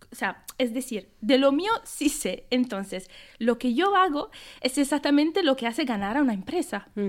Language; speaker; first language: Spanish; non-native, fluent; Italian